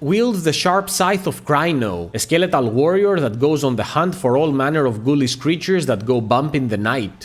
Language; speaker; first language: English; native; English